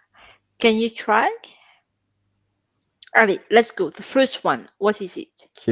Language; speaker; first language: English; non-native, fluent; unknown